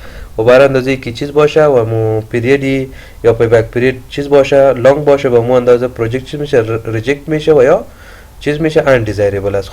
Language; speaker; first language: Persian; native; Persian